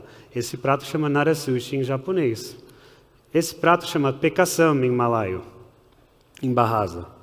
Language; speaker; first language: Portuguese; early bilingual, heritage; Portuguese